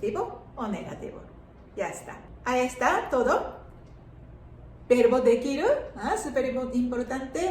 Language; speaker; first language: Spanish; non-native, fluent; Japanese